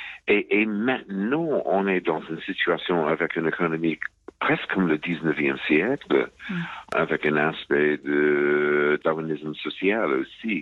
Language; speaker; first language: French; non-native, fluent; English